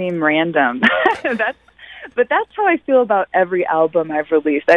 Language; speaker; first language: English; native; English